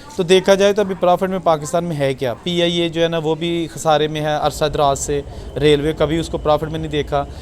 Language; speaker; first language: Urdu; non-native, local second language; Punjabi